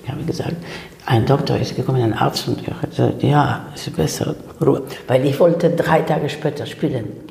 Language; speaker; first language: German; non-native, fluent; Spanish